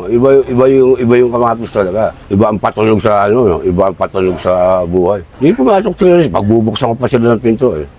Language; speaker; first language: Filipino; native; Filipino